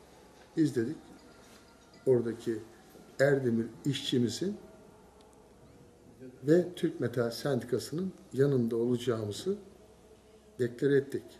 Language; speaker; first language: Turkish; native; Turkish